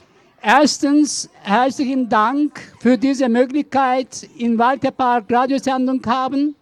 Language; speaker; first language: German; non-native, learner; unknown